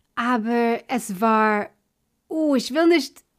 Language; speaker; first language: German; non-native, fluent; English